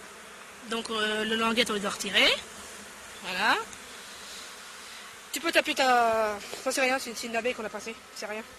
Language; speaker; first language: French; native; French